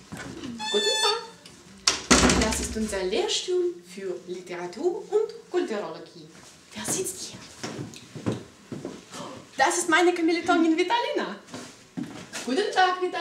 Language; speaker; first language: German; non-native, learner; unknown